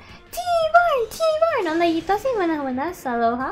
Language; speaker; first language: Spanish; early bilingual, heritage; Spanish